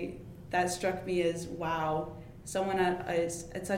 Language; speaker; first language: English; native; English